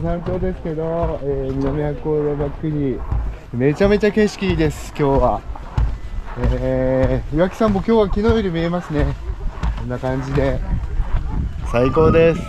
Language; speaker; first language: Japanese; native; Japanese